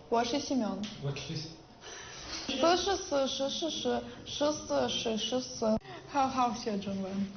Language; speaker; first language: Chinese; non-native, learner; Russian